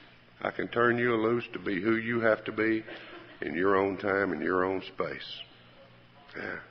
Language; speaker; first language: English; native; English